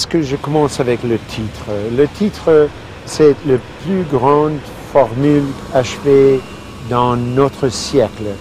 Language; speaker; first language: French; non-native, fluent; English